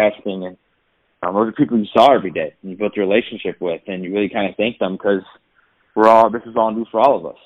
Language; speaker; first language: English; native; English